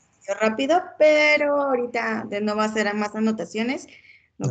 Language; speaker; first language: Spanish; native; Spanish